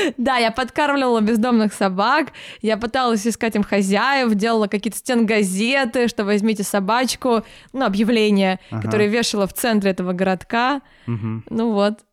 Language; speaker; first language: Russian; native; Russian